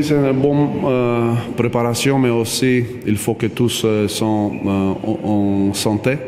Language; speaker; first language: French; non-native, fluent; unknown